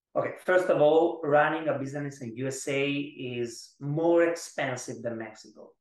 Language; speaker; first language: English; non-native, learner; Italian